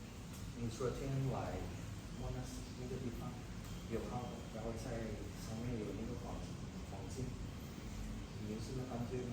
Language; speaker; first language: Chinese; non-native, learner; Indonesian